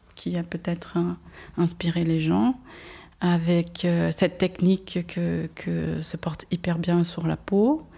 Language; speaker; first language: French; non-native, fluent; Portuguese